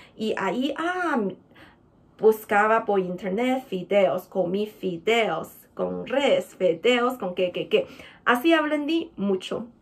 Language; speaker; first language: Spanish; non-native, fluent; Chinese